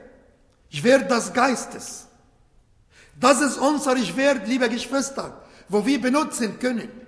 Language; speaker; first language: German; non-native, fluent; Arabic